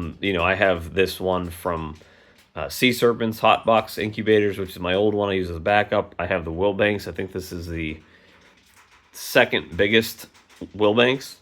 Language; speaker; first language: English; native; English